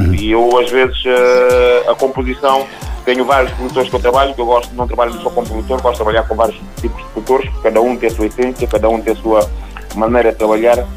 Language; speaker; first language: Portuguese; non-native, local second language; Kabuverdianu